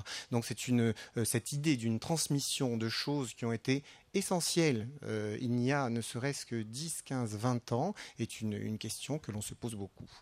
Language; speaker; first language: French; native; French